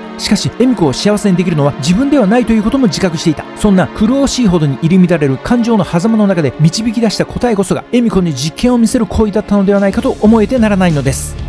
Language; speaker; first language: Japanese; native; Japanese